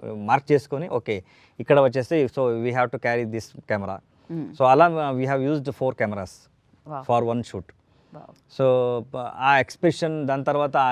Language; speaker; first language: Telugu; non-native, learner; Kannada